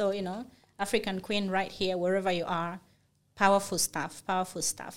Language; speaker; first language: English; non-native, local second language; Bemba